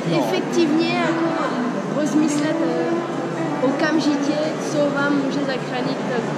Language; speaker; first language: Czech; non-native, fluent; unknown